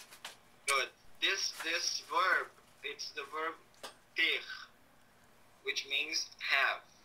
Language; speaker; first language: English; non-native, fluent; Portuguese